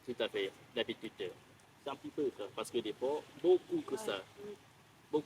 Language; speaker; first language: French; non-native, learner; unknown